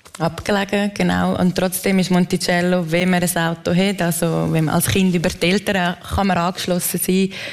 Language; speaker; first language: German; native; German